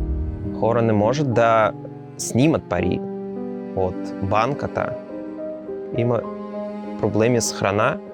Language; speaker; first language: Bulgarian; non-native, learner; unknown